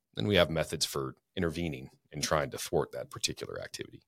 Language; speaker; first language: English; native; English